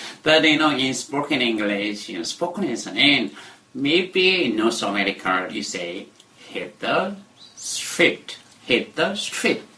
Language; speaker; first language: English; non-native, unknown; Korean